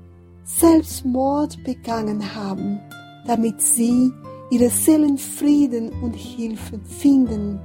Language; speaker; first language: German; non-native, fluent; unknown